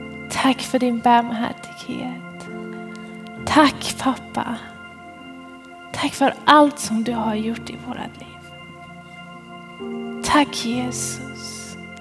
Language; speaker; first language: Swedish; non-native, fluent; Persian